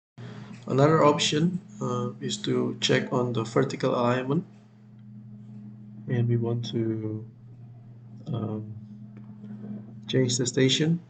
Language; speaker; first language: English; non-native, fluent; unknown